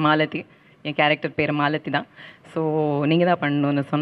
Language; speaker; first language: Tamil; non-native, learner; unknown